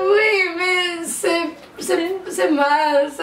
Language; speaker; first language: French; non-native, local second language; Malayalam